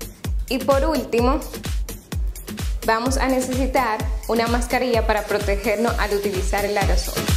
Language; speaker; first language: Spanish; native; Spanish